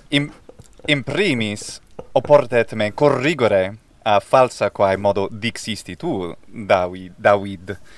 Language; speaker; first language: Italian; non-native, fluent; English